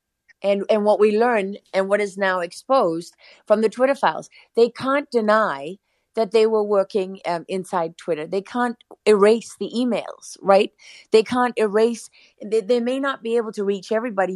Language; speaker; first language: English; native; English